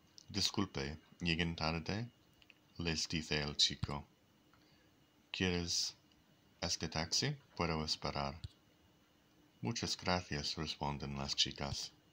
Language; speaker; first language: Spanish; non-native, learner; English